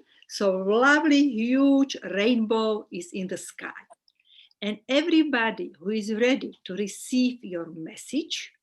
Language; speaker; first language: English; non-native, fluent; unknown